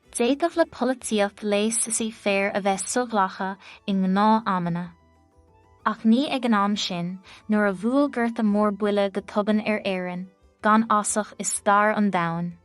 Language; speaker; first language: Irish; native; Irish